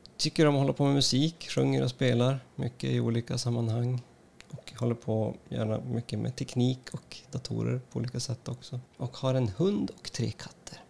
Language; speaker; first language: Swedish; native; Swedish